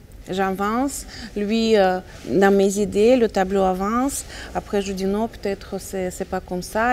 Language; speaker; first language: French; non-native, fluent; Russian